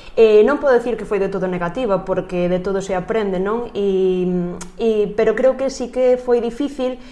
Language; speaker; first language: Galician; native; Galician